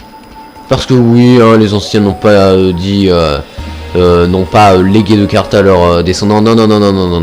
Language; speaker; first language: French; native; French